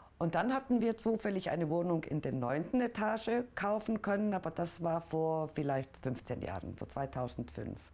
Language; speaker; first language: German; non-native, fluent; Icelandic